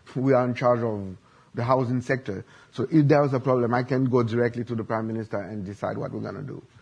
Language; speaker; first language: English; non-native, learner; Haitian Creole